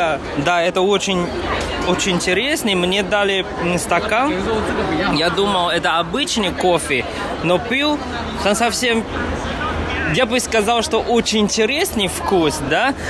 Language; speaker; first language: Russian; non-native, fluent; Chinese